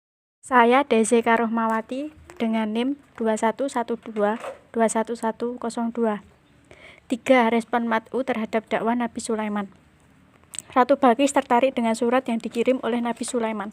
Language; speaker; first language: Indonesian; native; Indonesian